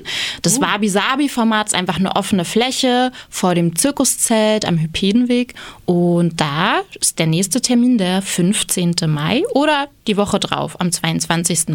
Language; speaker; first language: German; native; German